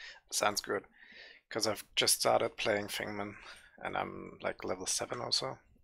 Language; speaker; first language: English; non-native, fluent; German